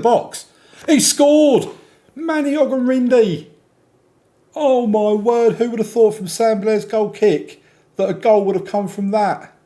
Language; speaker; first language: English; native; English